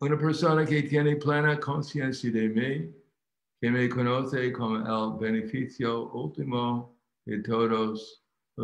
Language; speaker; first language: Spanish; non-native, fluent; English